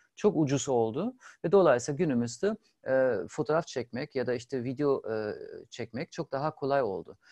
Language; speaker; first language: Turkish; non-native, fluent; German